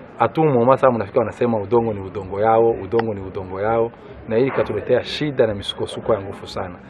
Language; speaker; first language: Swahili; non-native, local second language; Kinyarwanda